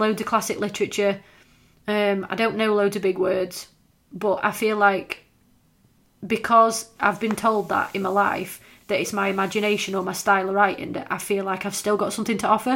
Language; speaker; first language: English; native; English